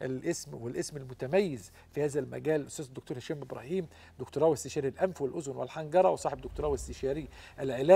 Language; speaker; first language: Arabic; native; Arabic